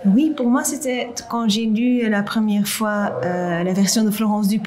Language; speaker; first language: French; non-native, local second language; Dutch